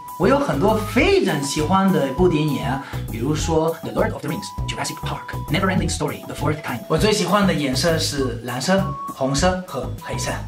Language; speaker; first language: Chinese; non-native, fluent; Spanish